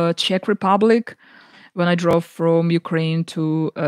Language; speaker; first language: English; non-native, fluent; Ukrainian